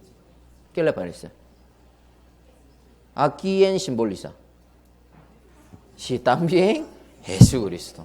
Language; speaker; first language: Spanish; non-native, learner; Korean